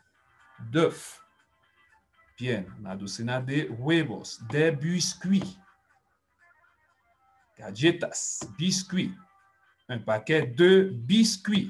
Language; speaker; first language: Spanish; non-native, fluent; French